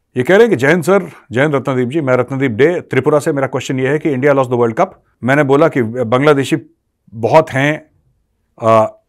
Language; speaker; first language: Hindi; native; Hindi